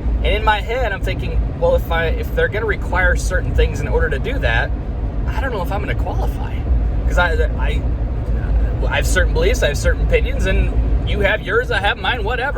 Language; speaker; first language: English; native; English